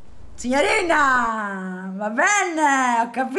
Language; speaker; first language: Italian; native; Italian